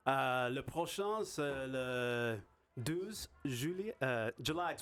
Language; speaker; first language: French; non-native, learner; English